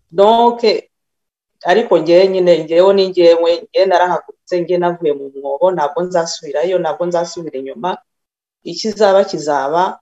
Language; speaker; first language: Kinyarwanda; early bilingual, other home language; Rundi